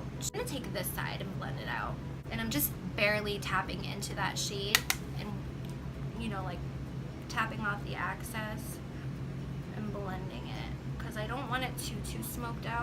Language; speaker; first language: English; native; English